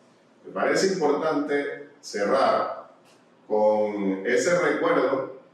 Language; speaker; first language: Spanish; native; Spanish